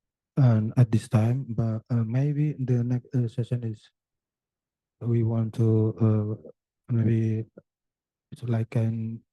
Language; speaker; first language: English; non-native, learner; Indonesian